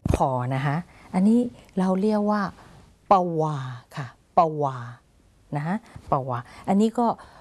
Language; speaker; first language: Thai; non-native, fluent; Burmese